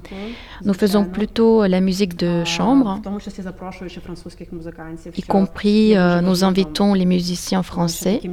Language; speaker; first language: French; non-native, fluent; Ukrainian